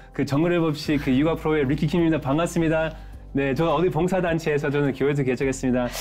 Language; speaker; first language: Korean; non-native, fluent; English